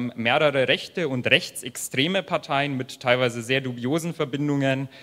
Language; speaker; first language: German; native; German